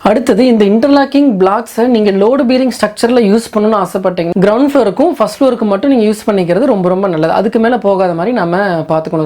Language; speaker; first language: Tamil; native; Tamil